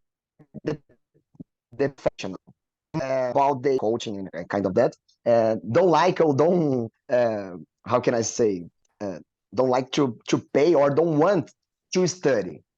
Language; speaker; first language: English; non-native, learner; Portuguese